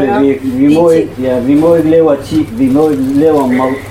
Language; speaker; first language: Danish; non-native, learner; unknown